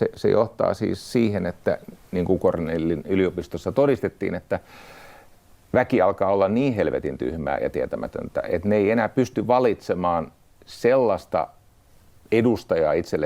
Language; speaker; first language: Finnish; native; Finnish